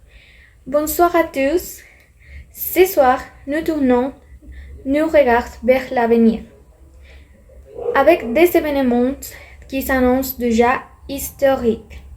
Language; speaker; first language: French; non-native, learner; Spanish